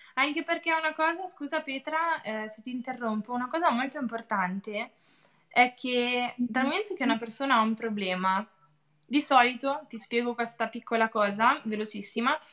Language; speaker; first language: Italian; native; Italian